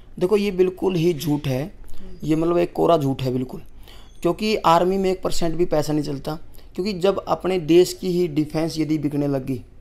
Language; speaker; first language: Hindi; native; Hindi